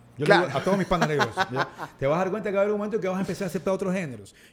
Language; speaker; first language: Spanish; native; Spanish